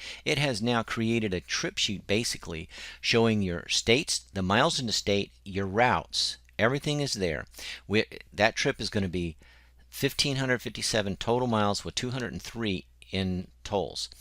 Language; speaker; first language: English; native; English